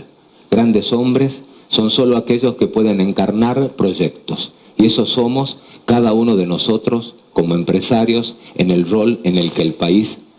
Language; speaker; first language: Spanish; native; Spanish